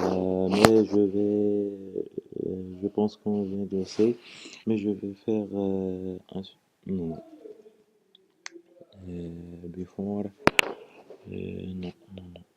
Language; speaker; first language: French; non-native, local second language; Arabic